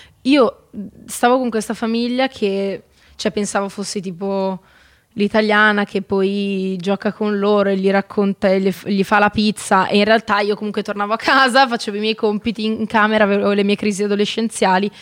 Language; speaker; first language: Italian; native; Italian